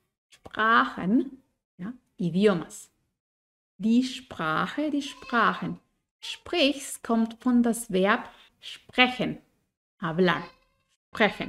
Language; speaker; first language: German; non-native, fluent; Spanish